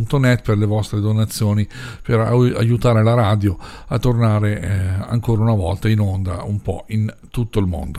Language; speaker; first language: Italian; native; Italian